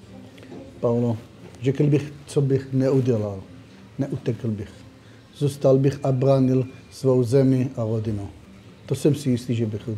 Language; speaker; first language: Czech; non-native, learner; Hebrew